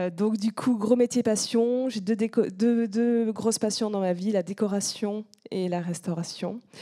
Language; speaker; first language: French; native; French